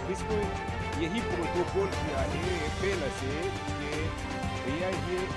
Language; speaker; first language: Hindi; non-native, fluent; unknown